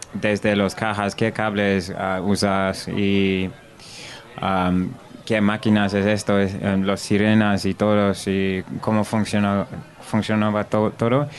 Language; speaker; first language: Spanish; non-native, learner; English